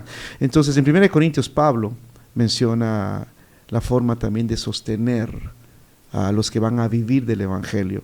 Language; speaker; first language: Spanish; native; Spanish